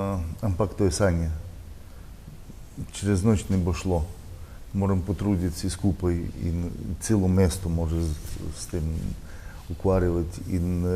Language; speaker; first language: Slovenian; non-native, learner; Russian